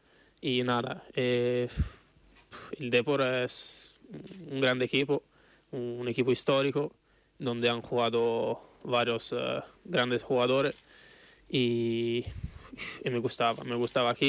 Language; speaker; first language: Spanish; non-native, learner; Italian